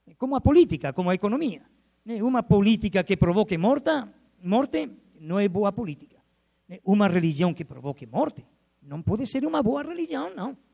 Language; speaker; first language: Portuguese; non-native, fluent; Spanish